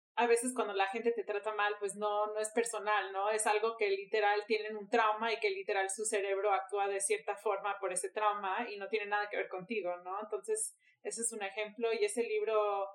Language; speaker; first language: Spanish; early bilingual, heritage; Spanish